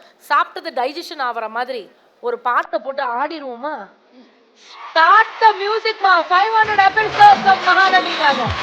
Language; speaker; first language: Tamil; native; Tamil